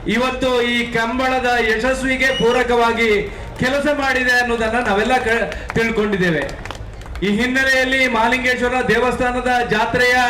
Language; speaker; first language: Kannada; native; Kannada